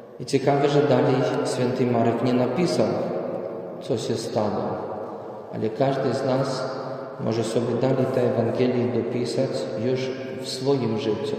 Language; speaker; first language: Polish; non-native, local second language; Ukrainian